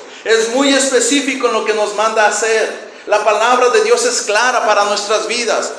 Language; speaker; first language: Spanish; native; Spanish